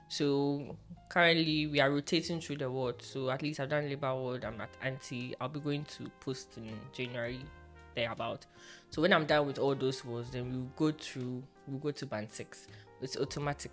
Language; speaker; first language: English; non-native, local second language; Akan